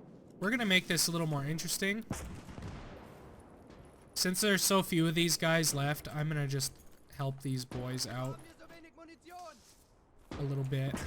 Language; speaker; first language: English; native; English